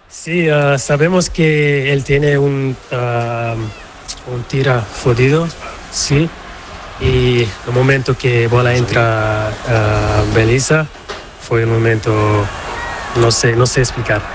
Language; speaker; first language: Spanish; non-native, learner; Portuguese